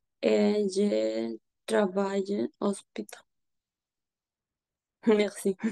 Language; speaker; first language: French; non-native, learner; Spanish